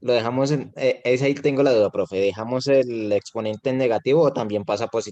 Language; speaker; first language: Spanish; native; Spanish